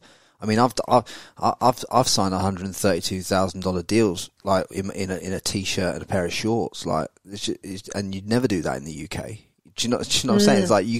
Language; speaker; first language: English; native; English